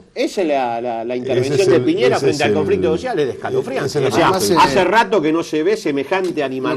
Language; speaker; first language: Spanish; native; Spanish